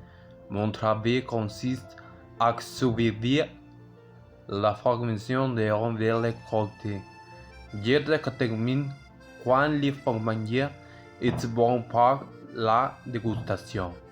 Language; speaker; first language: French; non-native, learner; Spanish